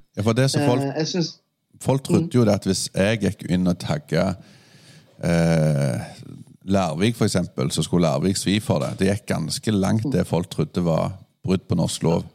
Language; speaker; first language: Norwegian; native; Norwegian